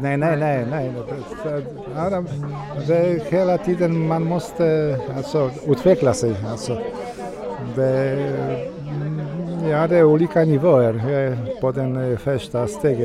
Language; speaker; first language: Swedish; non-native, fluent; Polish